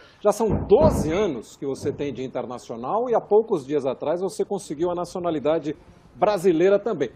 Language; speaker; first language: Portuguese; native; Portuguese